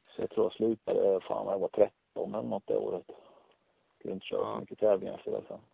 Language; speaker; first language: Swedish; native; Swedish